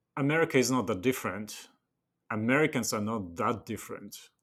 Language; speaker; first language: English; non-native, fluent; Russian